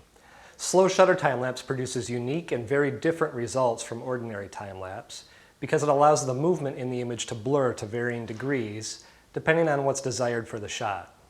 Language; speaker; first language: English; native; English